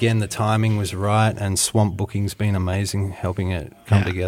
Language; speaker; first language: English; native; English